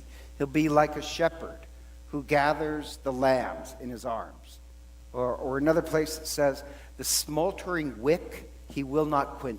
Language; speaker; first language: English; native; English